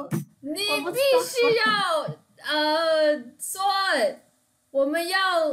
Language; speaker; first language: Chinese; early bilingual, heritage; Chinese